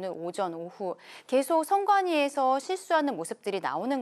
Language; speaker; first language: Korean; native; Korean